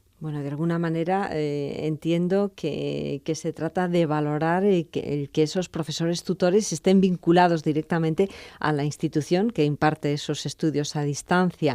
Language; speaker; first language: Spanish; native; Spanish